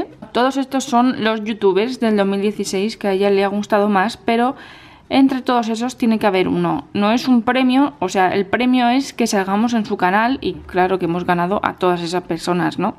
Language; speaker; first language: Spanish; native; Spanish